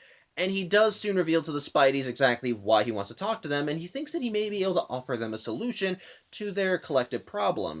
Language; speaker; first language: English; native; English